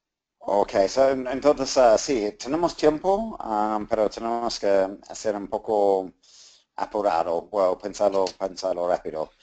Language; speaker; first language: Spanish; non-native, fluent; English